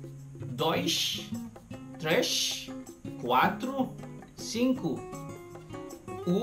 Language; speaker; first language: Portuguese; non-native, learner; Filipino